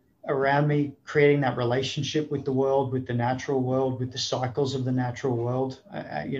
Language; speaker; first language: English; native; English